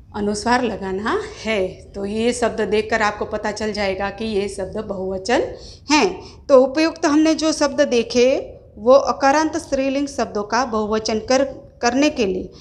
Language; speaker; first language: Hindi; non-native, local second language; Gujarati